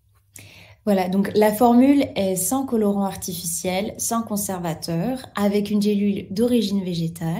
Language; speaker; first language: French; native; French